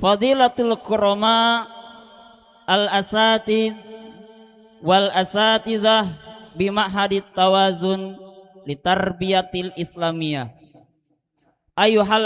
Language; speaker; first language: Arabic; non-native, learner; Indonesian